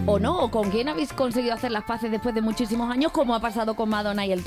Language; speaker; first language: Spanish; native; Spanish